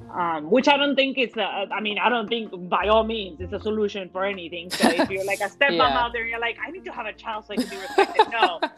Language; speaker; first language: English; early bilingual, other home language; Spanish